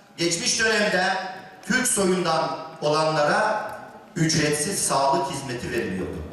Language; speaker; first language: Turkish; native; Turkish